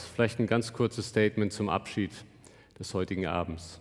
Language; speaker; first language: German; native; German